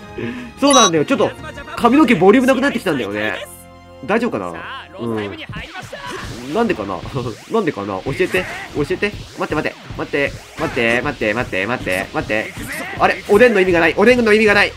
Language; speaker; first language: Japanese; native; Japanese